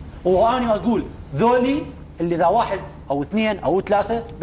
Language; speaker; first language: Arabic; native; Arabic